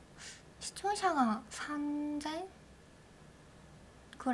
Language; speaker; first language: Japanese; non-native, learner; Korean